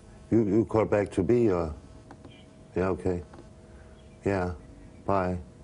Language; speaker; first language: English; non-native, learner; Danish